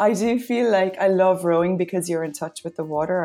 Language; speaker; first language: English; native; English